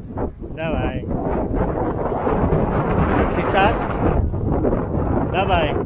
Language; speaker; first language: Russian; non-native, learner; Filipino